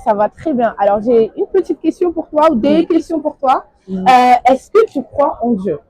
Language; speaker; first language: French; native; French